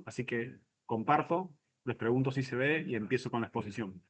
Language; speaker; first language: Spanish; native; Spanish